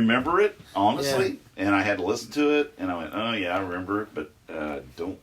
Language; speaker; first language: English; native; English